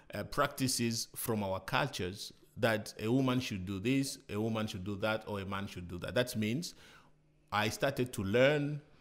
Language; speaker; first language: English; non-native, fluent; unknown